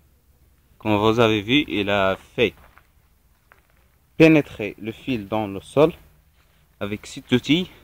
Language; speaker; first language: French; non-native, local second language; Arabic